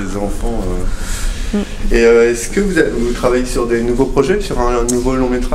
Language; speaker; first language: French; native; French